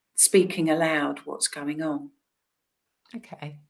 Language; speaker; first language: English; native; English